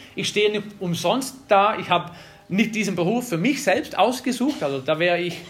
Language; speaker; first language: German; non-native, fluent; English